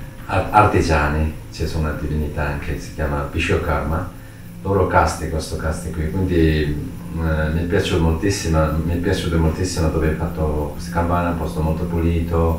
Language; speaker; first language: Italian; non-native, learner; Tibetan